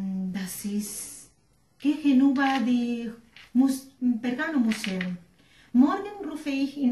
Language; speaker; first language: German; non-native, learner; Spanish